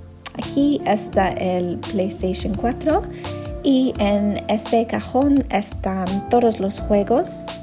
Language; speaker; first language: Spanish; non-native, learner; English